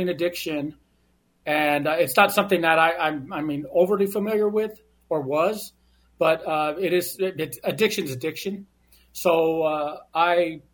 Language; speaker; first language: English; native; English